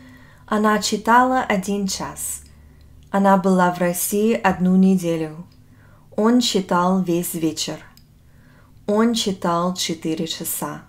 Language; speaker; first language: Russian; non-native, fluent; English